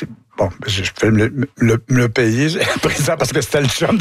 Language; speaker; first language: French; native; French